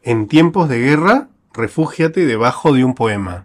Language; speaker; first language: Spanish; native; Spanish